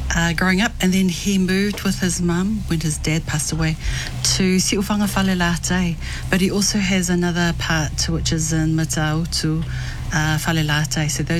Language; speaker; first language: English; native; English